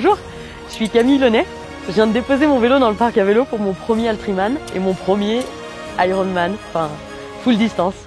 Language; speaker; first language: French; native; French